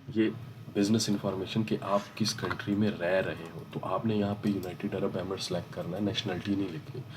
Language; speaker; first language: Urdu; native; Urdu